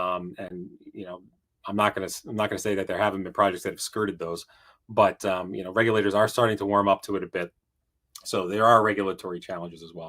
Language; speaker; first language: English; native; English